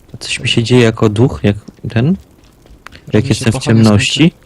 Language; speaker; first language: Polish; native; Polish